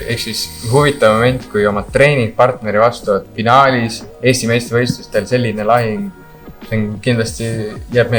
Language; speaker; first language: Estonian; native; Estonian